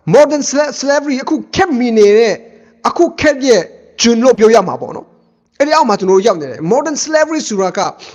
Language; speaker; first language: Burmese; native; Burmese